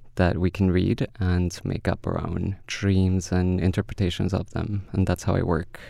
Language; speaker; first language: English; early bilingual, other home language; Spanish